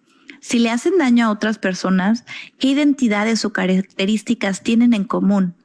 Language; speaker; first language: Spanish; native; Spanish